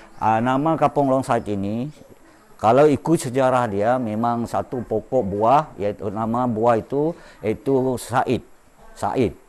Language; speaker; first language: Indonesian; non-native, local second language; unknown